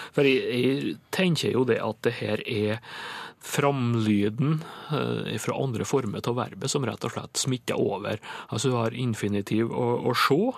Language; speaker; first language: Norwegian; native; Norwegian